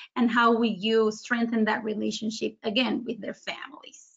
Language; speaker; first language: English; early bilingual, other home language; Spanish